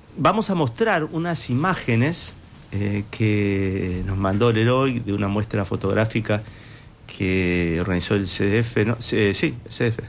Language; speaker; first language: Spanish; native; Spanish